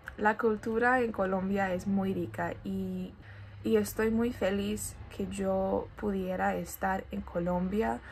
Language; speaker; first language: Spanish; non-native, fluent; English